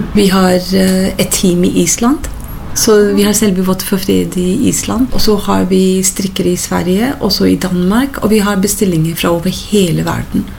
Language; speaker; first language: Norwegian; non-native, fluent; English